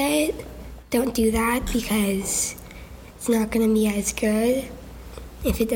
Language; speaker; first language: English; native; English